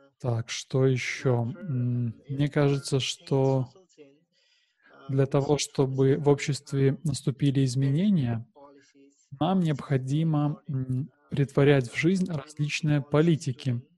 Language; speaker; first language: Russian; non-native, learner; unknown